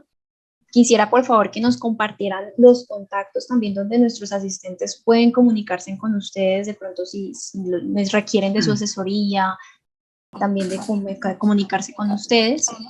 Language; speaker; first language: Spanish; native; Spanish